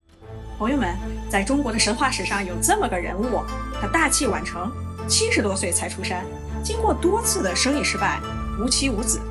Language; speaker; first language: Chinese; native; Chinese